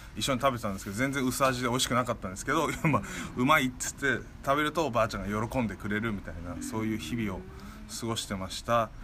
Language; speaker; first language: Japanese; native; Japanese